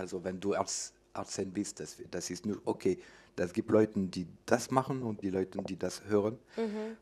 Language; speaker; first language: German; non-native, learner; French